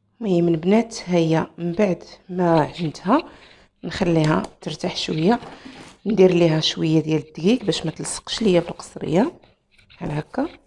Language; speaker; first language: Arabic; native; Arabic